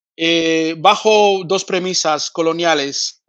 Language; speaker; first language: Spanish; early bilingual, other home language; Fang